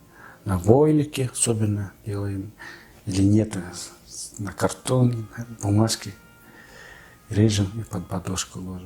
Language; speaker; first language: Russian; non-native, fluent; Mongolian